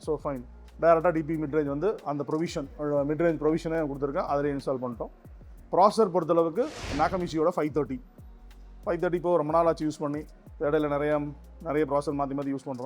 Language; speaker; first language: Tamil; native; Tamil